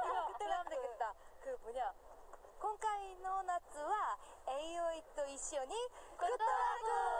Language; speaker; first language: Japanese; non-native, learner; Korean